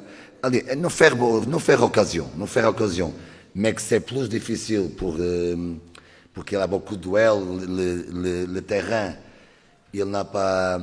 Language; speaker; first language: French; non-native, learner; Portuguese